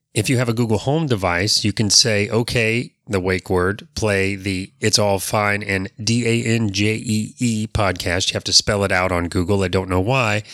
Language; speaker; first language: English; native; English